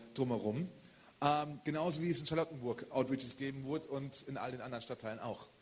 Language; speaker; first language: German; native; German